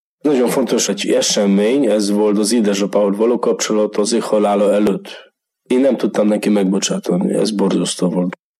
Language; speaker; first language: Hungarian; non-native, learner; Polish